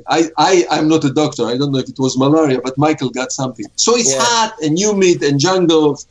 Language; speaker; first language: English; non-native, fluent; Hebrew